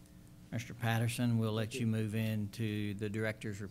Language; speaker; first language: English; native; English